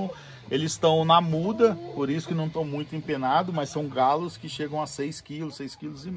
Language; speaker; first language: Portuguese; native; Portuguese